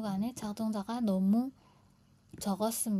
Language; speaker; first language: Korean; non-native, fluent; Indonesian